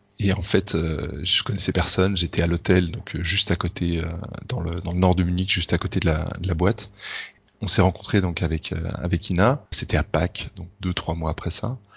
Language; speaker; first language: French; native; French